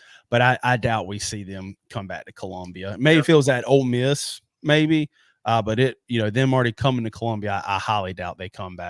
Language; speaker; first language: English; native; English